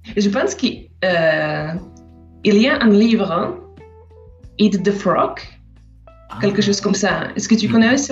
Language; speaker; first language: French; non-native, fluent; Slovak